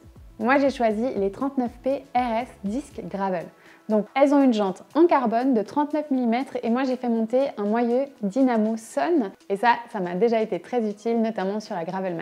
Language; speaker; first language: French; native; French